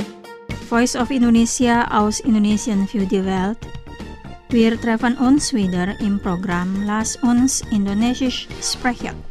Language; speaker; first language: German; non-native, fluent; Indonesian